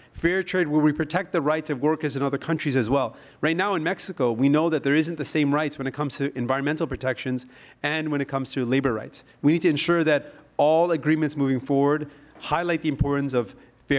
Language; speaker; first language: English; native; English